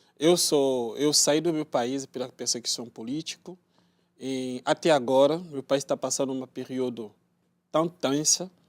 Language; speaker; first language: Portuguese; non-native, learner; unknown